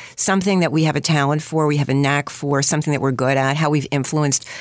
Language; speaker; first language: English; native; English